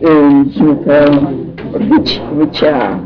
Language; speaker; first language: French; non-native, learner; English